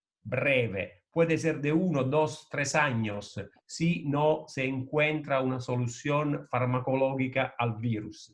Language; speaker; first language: Spanish; non-native, fluent; Italian